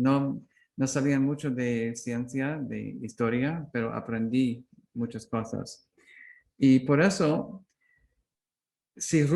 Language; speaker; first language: Spanish; non-native, learner; English